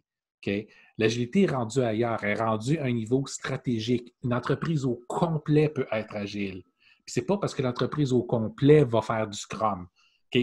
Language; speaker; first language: French; native; French